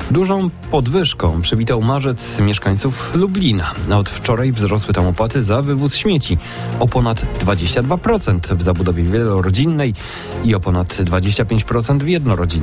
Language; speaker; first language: Polish; native; Polish